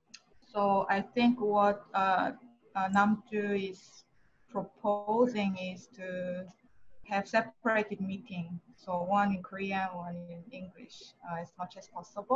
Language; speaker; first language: English; non-native, fluent; Korean